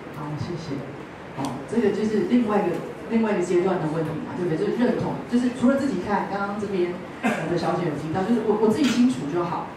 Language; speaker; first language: Chinese; native; Chinese